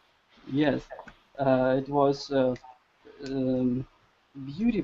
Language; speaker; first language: English; non-native, learner; Russian